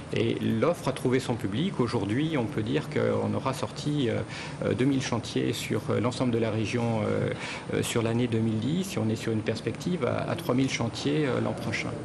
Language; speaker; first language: French; native; French